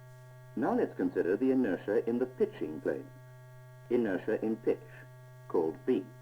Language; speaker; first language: English; native; English